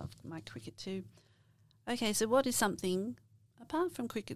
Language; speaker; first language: English; native; English